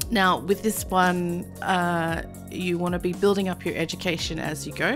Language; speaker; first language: English; native; English